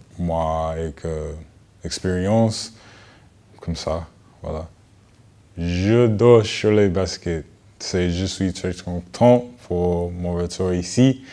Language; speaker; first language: French; non-native, learner; English